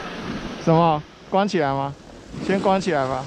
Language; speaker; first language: Chinese; native; Chinese